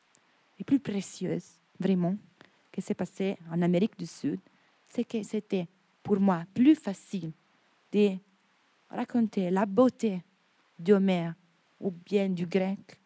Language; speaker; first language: French; non-native, fluent; Italian